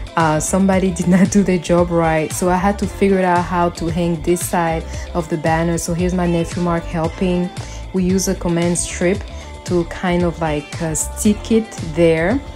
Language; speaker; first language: English; non-native, fluent; French